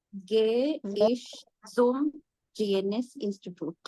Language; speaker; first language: German; non-native, learner; Hindi